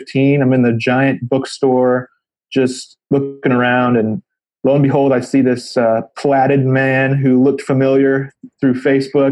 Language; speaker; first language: English; native; English